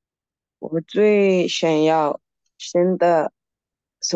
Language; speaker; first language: Chinese; non-native, learner; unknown